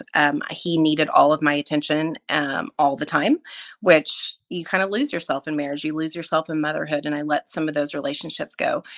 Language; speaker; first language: English; native; English